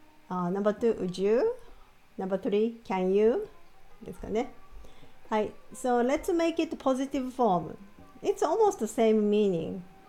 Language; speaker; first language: English; non-native, fluent; Japanese